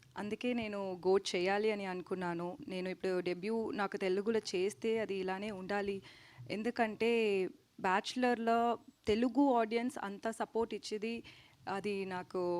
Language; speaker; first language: Telugu; non-native, learner; Tamil